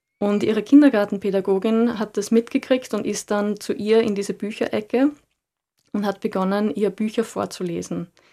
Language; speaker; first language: German; native; German